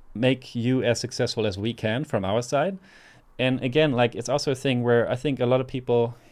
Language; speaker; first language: English; non-native, fluent; German